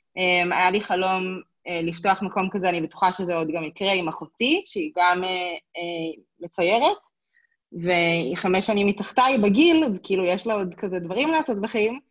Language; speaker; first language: Hebrew; native; Hebrew